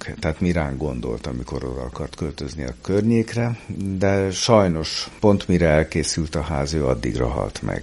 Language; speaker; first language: Hungarian; native; Hungarian